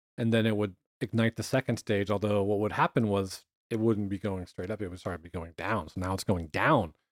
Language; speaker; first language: English; native; English